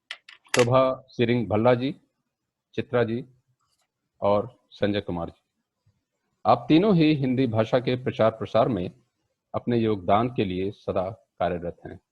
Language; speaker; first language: Hindi; native; Hindi